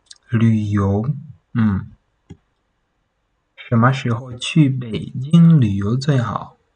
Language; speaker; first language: Chinese; non-native, fluent; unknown